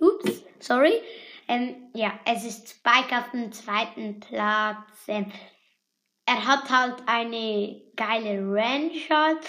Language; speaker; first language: German; native; German